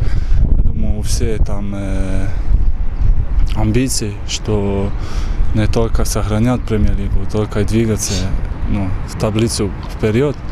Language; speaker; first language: Russian; non-native, fluent; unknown